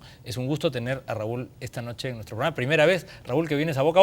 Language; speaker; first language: Spanish; native; Spanish